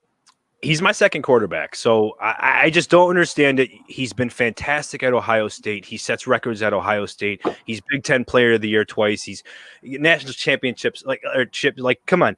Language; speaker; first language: English; native; English